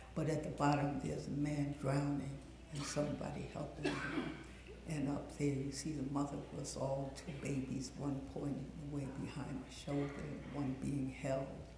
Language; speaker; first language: English; native; English